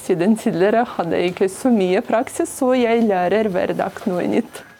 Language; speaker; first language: Norwegian; non-native, learner; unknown